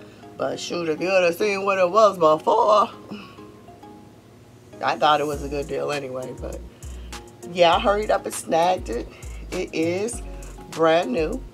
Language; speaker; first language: English; native; English